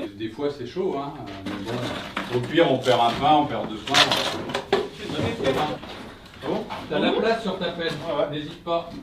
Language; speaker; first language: French; native; French